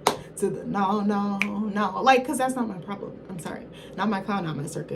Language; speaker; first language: English; native; English